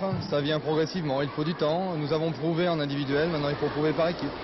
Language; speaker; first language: French; native; French